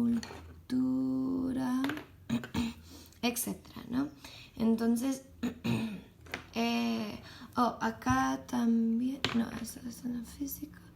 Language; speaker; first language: Spanish; non-native, learner; English